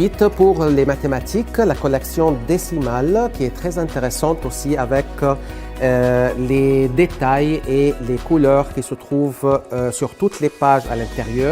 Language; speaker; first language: French; non-native, fluent; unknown